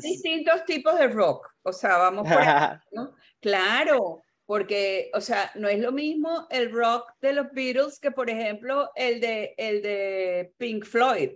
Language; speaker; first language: Spanish; native; Spanish